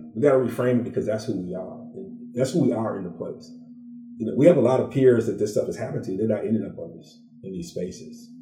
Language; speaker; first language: English; native; English